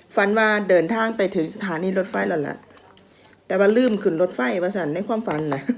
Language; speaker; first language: Thai; native; Thai